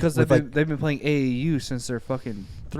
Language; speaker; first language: English; native; English